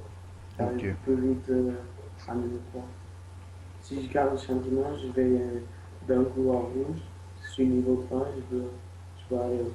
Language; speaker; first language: French; non-native, fluent; Portuguese